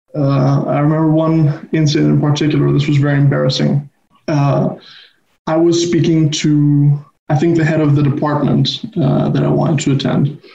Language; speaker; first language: English; non-native, fluent; Spanish